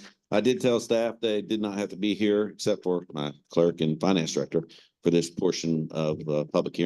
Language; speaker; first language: English; native; English